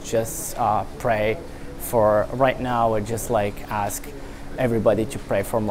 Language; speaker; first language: English; non-native, fluent; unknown